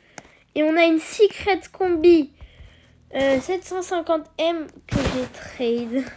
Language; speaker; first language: French; native; French